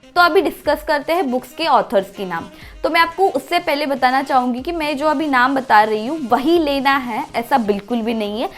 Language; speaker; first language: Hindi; non-native, local second language; Marathi